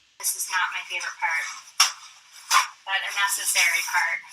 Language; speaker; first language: English; native; English